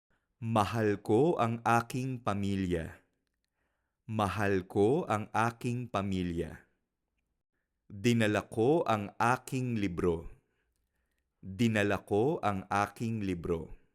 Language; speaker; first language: Filipino; non-native, fluent; Spanish